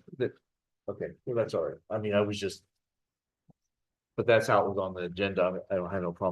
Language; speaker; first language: English; native; English